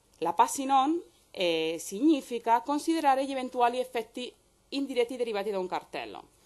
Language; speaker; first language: Italian; non-native, fluent; Spanish